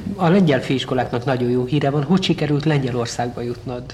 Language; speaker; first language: Hungarian; native; Hungarian